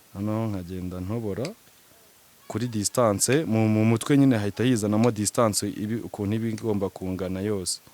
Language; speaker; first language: Kinyarwanda; native; Kinyarwanda